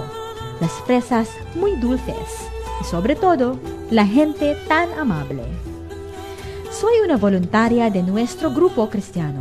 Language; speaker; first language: Spanish; non-native, fluent; Filipino